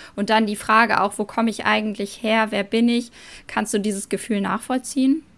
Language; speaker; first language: German; native; German